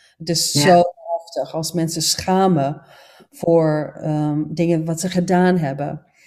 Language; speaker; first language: Dutch; non-native, fluent; English